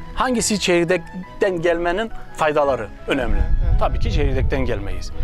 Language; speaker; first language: Turkish; native; Turkish